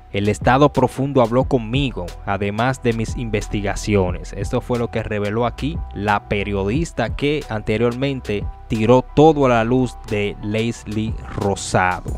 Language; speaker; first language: Spanish; native; Spanish